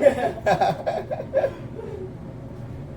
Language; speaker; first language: English; non-native, learner; Chinese